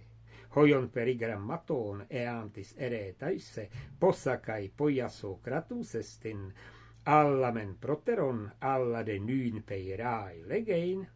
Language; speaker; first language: Greek; non-native, fluent; English